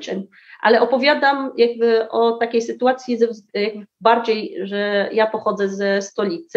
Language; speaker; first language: Polish; early bilingual, heritage; Arabic